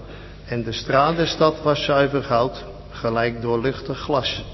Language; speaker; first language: Dutch; native; Dutch